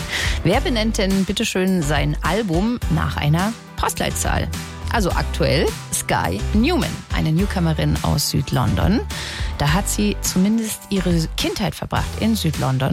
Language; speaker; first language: German; native; German